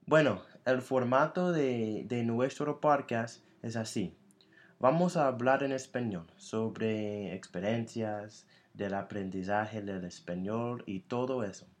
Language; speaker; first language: Spanish; non-native, fluent; English